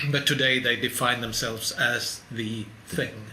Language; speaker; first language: English; non-native, fluent; Swedish